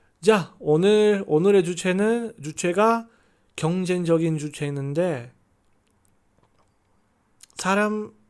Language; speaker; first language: Korean; non-native, learner; Chinese